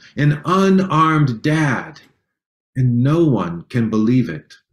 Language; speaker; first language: English; native; English